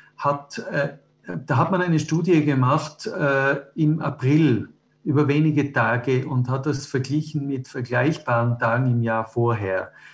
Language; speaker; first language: German; native; German